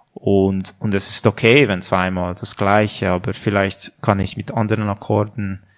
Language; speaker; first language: German; non-native, fluent; Hungarian